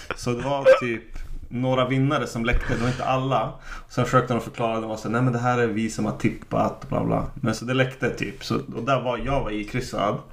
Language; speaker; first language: Swedish; native; Swedish